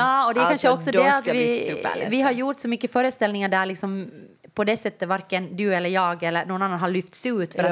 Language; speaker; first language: Swedish; native; Swedish